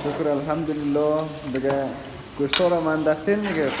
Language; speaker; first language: Persian; native; Persian